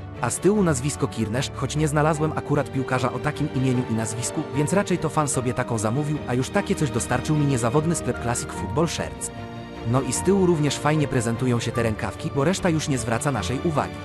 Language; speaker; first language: Polish; native; Polish